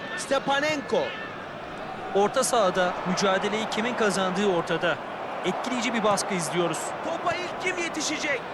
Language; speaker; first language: Turkish; native; Turkish